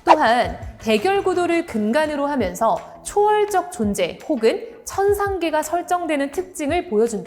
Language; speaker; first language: Korean; native; Korean